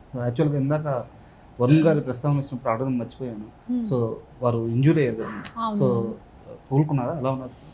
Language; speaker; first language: Telugu; native; Telugu